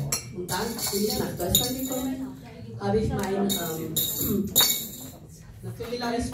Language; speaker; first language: German; non-native, fluent; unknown